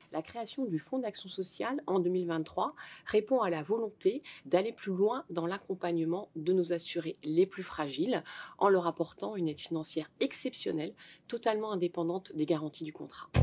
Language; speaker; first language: French; native; French